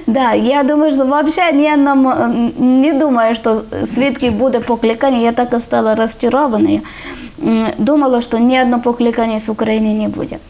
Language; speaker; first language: Ukrainian; non-native, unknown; Malayalam